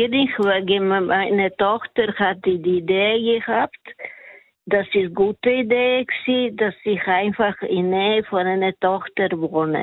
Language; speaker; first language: German; non-native, fluent; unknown